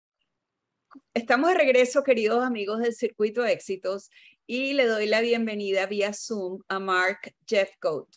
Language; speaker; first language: Spanish; native; Spanish